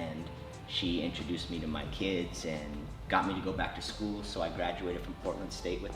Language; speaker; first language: English; native; English